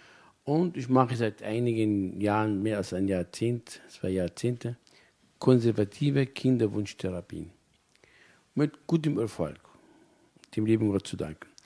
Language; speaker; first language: German; non-native, fluent; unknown